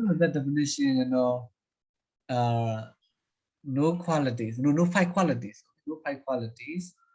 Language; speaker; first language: English; non-native, fluent; Burmese